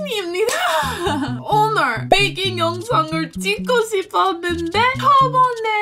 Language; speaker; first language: Korean; non-native, fluent; English